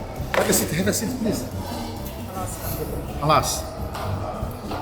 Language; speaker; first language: English; non-native, learner; Portuguese